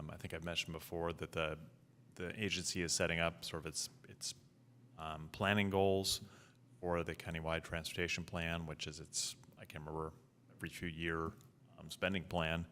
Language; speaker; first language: English; native; English